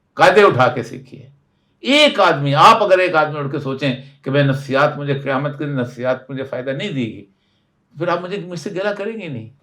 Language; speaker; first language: Urdu; non-native, local second language; Punjabi